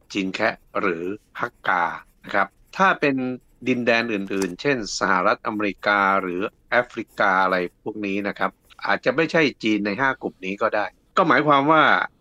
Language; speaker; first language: Thai; native; Thai